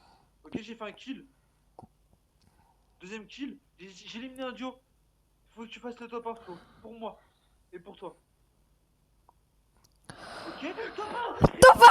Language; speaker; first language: French; native; French